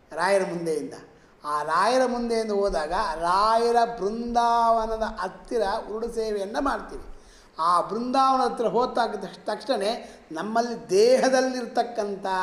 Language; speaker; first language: Kannada; native; Kannada